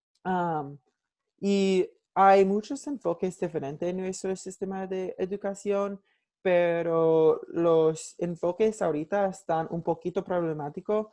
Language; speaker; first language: Spanish; non-native, learner; English